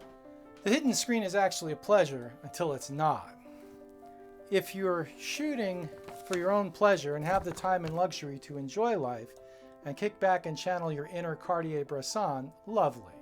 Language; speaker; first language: English; native; English